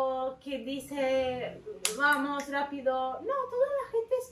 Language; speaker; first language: Spanish; non-native, learner; Turkish